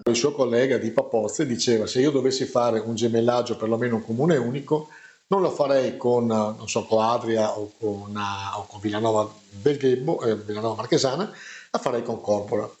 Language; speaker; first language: Italian; native; Italian